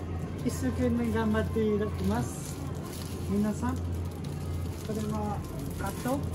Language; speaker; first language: Japanese; non-native, learner; Nepali